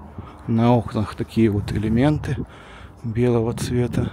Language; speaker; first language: Russian; native; Russian